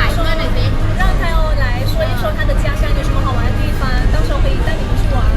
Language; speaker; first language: Chinese; non-native, fluent; Thai